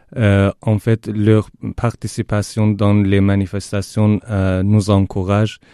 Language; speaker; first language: French; non-native, fluent; Persian